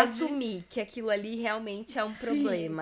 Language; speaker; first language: Portuguese; native; Portuguese